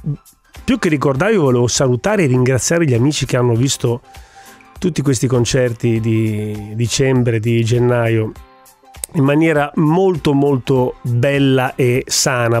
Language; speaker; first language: Italian; native; Italian